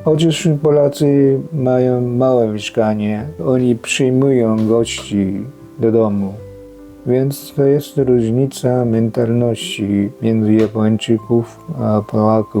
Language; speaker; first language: Polish; non-native, fluent; Japanese